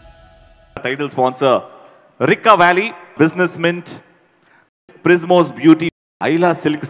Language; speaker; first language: Telugu; native; Telugu